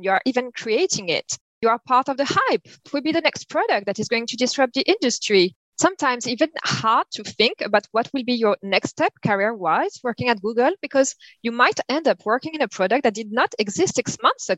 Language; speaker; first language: English; non-native, fluent; French